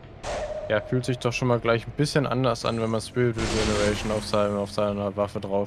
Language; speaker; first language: German; native; German